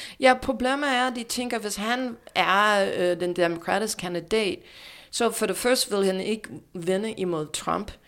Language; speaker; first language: Danish; non-native, fluent; English